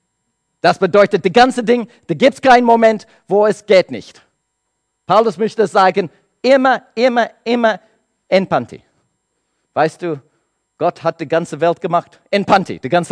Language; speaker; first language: German; non-native, learner; English